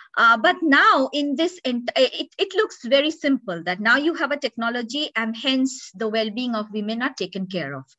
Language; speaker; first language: English; non-native, local second language; Bangla